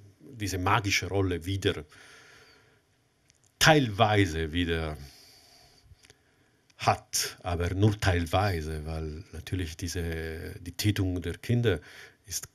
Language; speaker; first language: German; non-native, fluent; Italian